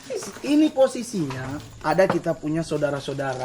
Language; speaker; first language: Indonesian; native; Indonesian